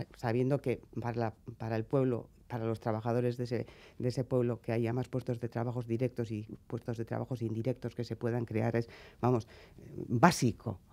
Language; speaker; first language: Spanish; native; Spanish